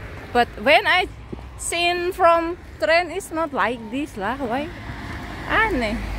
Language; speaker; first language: English; non-native, learner; Indonesian